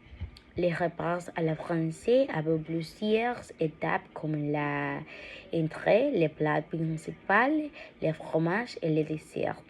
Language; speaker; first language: French; non-native, learner; Spanish